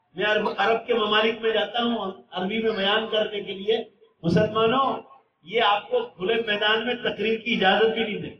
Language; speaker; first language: Urdu; native; Urdu